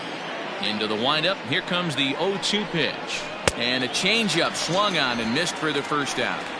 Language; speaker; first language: English; native; English